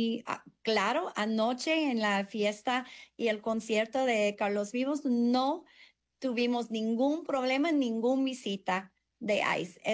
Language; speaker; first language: Spanish; non-native, fluent; English